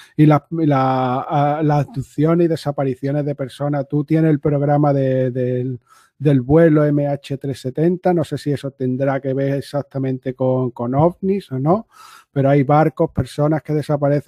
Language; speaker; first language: Spanish; native; Spanish